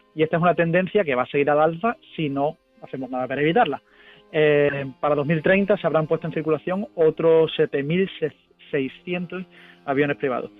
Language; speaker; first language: Spanish; native; Spanish